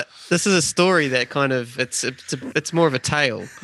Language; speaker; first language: English; native; English